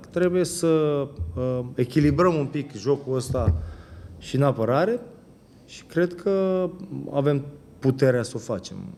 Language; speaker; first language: Romanian; native; Romanian